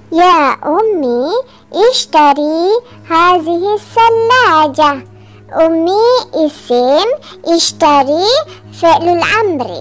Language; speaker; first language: Arabic; non-native, learner; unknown